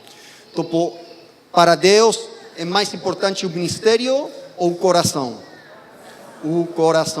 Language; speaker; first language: Portuguese; non-native, fluent; Spanish